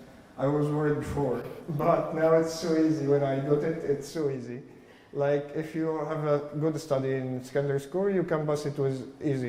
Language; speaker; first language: English; non-native, learner; Arabic